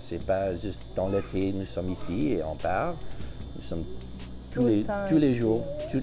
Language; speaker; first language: French; early bilingual, heritage; English